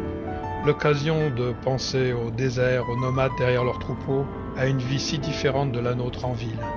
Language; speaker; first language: French; native; French